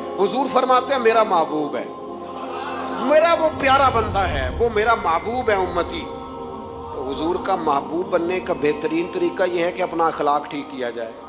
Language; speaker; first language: Urdu; non-native, local second language; Punjabi